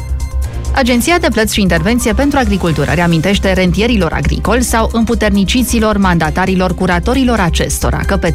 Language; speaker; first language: Romanian; native; Romanian